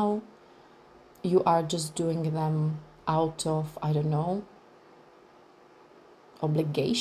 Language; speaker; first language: English; non-native, fluent; Czech